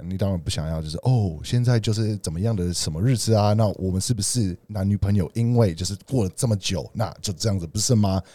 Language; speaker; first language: Chinese; non-native, fluent; English